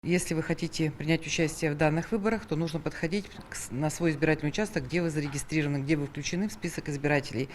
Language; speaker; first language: Russian; native; Russian